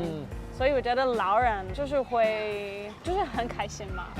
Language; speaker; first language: Chinese; non-native, fluent; English